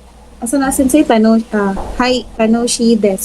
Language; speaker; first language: Japanese; non-native, learner; Filipino